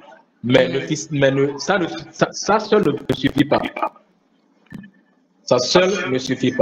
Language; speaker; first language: French; non-native, fluent; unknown